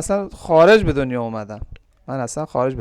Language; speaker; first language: Persian; non-native, fluent; Urdu